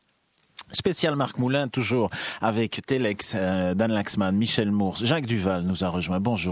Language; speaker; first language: French; native; French